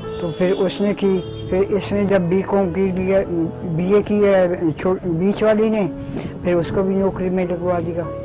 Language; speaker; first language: Hindi; early bilingual, other home language; Punjabi